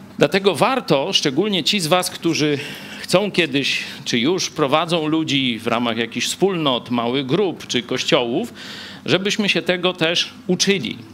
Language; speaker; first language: Polish; native; Polish